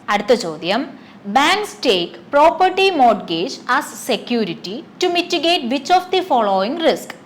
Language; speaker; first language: English; non-native, local second language; Malayalam